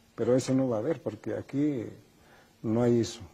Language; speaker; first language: Spanish; native; Spanish